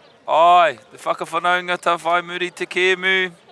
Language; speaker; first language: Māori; non-native, local second language; English